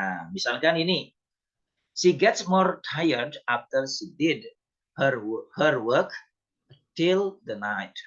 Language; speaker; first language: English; non-native, fluent; Indonesian